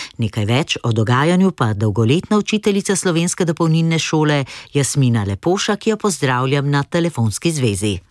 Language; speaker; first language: Slovenian; native; Slovenian